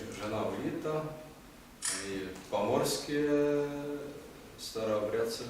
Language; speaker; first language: Russian; non-native, learner; Estonian